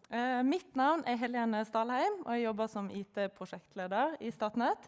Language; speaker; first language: Norwegian; native; Norwegian